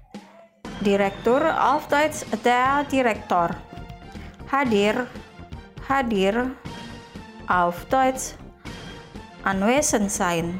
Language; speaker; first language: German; non-native, fluent; Indonesian